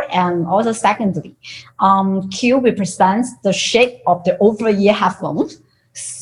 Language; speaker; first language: English; non-native, fluent; Chinese